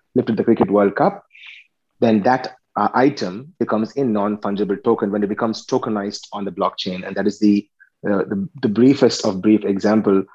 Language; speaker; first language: English; non-native, local second language; Tamil